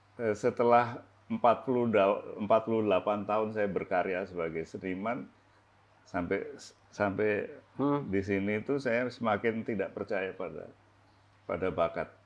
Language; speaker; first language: Indonesian; native; Indonesian